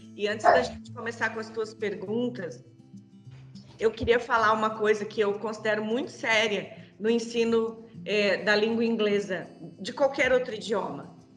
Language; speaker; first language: Portuguese; native; Portuguese